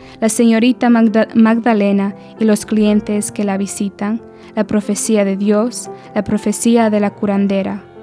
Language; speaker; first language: Spanish; early bilingual, heritage; Spanish